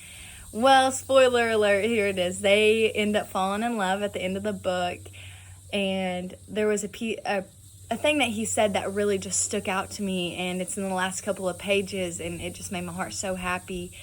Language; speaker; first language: English; native; English